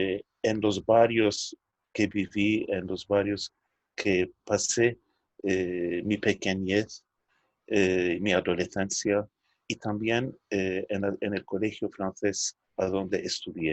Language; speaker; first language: Spanish; non-native, fluent; Turkish